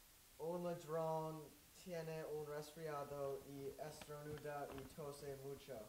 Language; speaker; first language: Spanish; non-native, learner; English